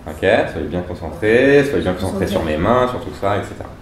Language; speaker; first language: French; native; French